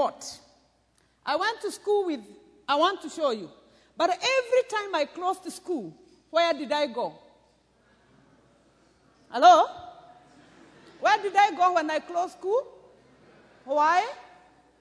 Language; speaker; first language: English; non-native, local second language; Kikuyu